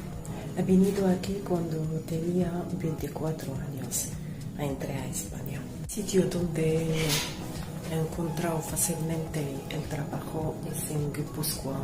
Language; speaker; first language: Spanish; non-native, learner; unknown